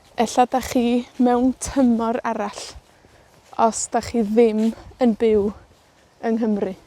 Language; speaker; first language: Welsh; native; Welsh